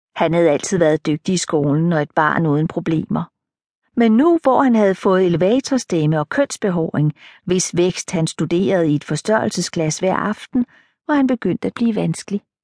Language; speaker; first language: Danish; native; Danish